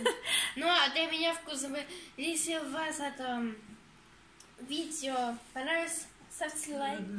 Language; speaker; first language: Russian; early bilingual, heritage; German